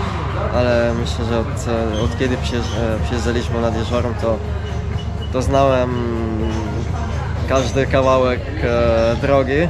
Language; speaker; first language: Polish; non-native, fluent; Italian